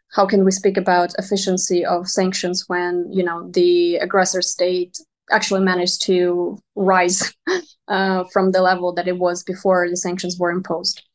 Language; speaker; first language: English; non-native, fluent; Ukrainian